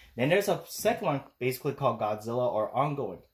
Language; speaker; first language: English; native; English